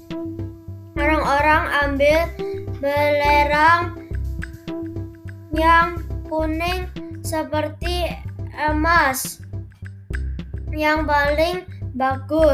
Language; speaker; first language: Indonesian; non-native, learner; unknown